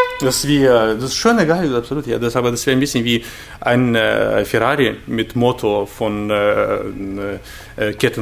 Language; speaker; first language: German; non-native, fluent; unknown